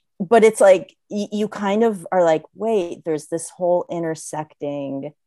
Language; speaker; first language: English; non-native, fluent; Hebrew